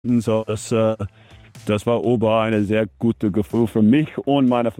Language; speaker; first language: German; non-native, learner; English